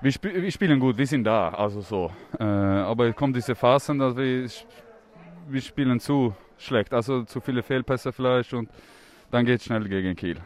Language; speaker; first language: German; non-native, learner; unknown